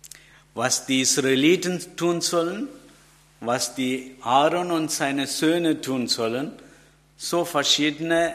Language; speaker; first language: German; non-native, learner; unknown